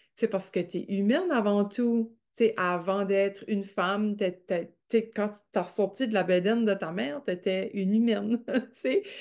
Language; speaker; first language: French; native; French